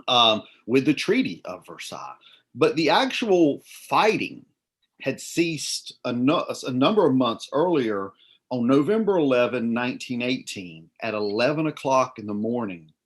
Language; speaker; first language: English; native; English